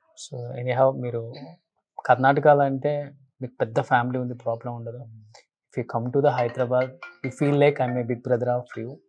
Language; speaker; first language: Telugu; native; Telugu